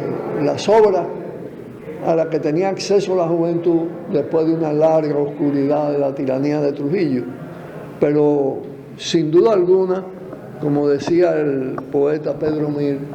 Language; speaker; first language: Spanish; native; Spanish